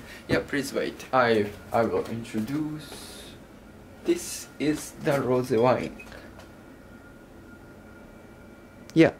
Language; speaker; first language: English; non-native, learner; Japanese